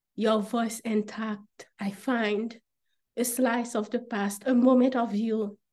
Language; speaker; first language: English; non-native, fluent; Haitian Creole